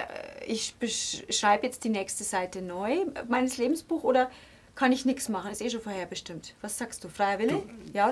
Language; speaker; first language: German; native; German